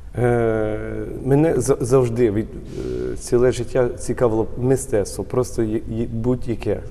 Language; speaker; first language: Ukrainian; early bilingual, heritage; Ukrainian